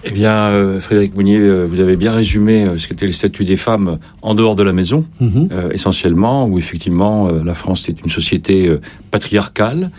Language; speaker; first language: French; native; French